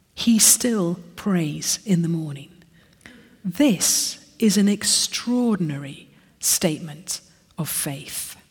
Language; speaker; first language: English; native; English